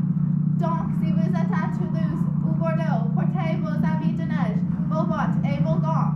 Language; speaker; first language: French; non-native, learner; English